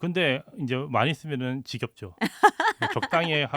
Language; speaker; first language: Korean; native; Korean